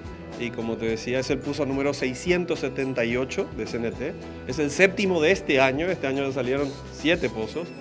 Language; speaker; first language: Spanish; native; Spanish